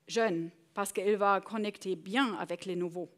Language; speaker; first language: French; non-native, learner; German